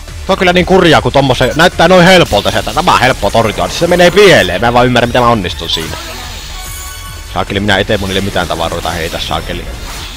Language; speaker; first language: Finnish; native; Finnish